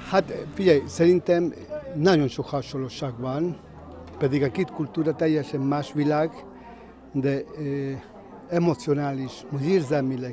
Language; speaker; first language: Hungarian; non-native, fluent; Spanish